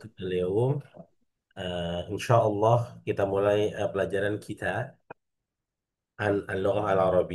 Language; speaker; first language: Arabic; non-native, fluent; Indonesian